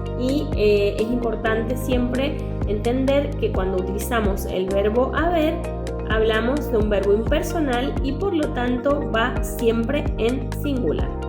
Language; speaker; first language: Spanish; native; Spanish